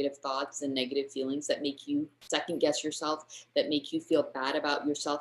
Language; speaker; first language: English; native; English